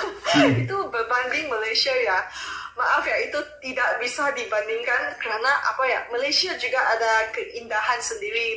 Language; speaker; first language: Indonesian; non-native, local second language; Malay